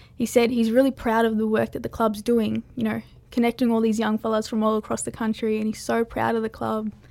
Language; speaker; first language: English; native; English